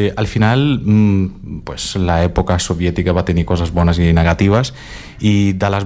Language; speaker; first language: Catalan; non-native, fluent; Azerbaijani